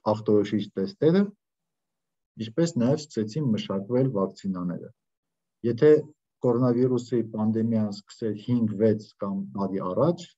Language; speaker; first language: Armenian; native; Armenian